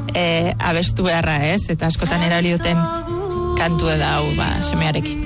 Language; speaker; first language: Basque; native; Basque